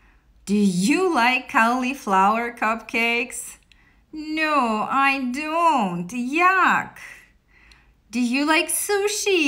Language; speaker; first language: English; non-native, fluent; Russian